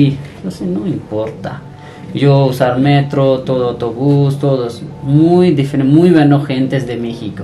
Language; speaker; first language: Spanish; non-native, learner; Punjabi